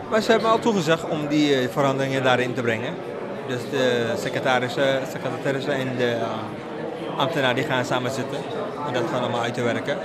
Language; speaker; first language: Dutch; non-native, local second language; English